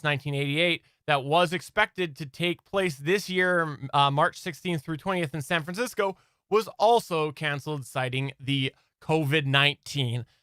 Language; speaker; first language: English; native; English